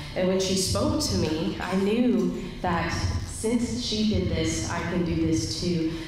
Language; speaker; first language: English; native; English